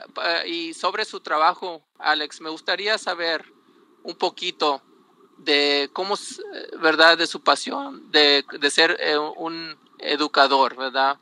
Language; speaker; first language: Spanish; early bilingual, heritage; Spanish